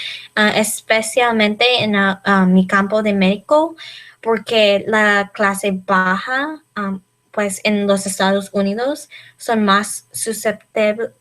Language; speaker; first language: Spanish; non-native, learner; English